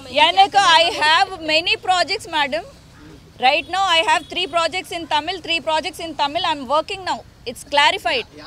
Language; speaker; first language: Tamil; non-native, learner; Telugu